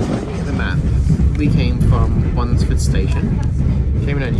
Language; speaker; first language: English; native; English